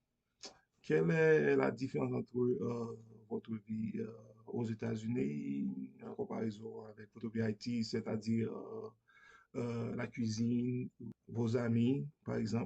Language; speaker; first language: French; non-native, learner; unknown